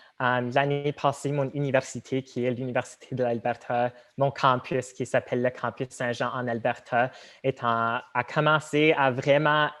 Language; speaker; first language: French; non-native, local second language; Tamil